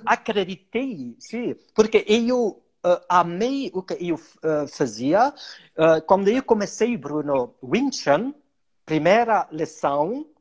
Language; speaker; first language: Portuguese; non-native, learner; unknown